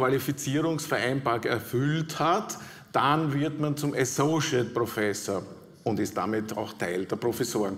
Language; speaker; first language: German; native; German